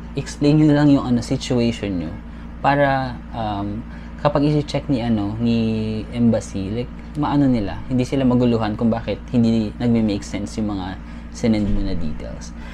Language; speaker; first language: Filipino; native; Filipino